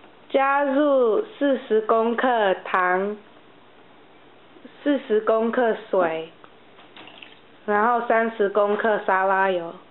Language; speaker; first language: Chinese; early bilingual, heritage; Chinese